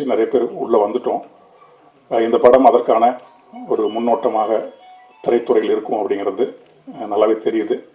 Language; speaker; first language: Tamil; native; Tamil